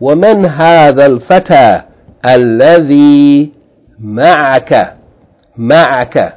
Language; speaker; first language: Arabic; non-native, fluent; English